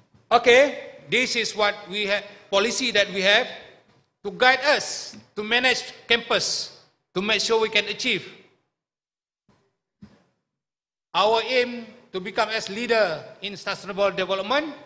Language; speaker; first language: English; non-native, local second language; Malay